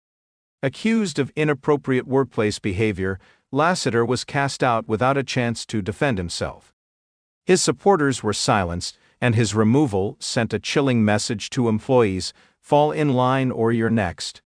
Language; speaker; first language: English; native; English